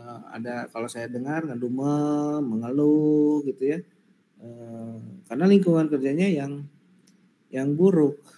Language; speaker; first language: Indonesian; native; Indonesian